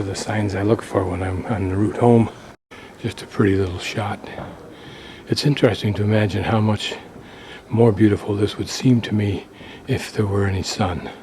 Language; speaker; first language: English; native; English